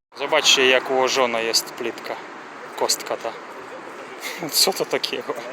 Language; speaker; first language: Polish; non-native, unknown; Ukrainian